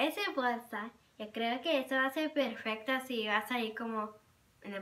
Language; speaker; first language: Spanish; early bilingual, heritage; Spanish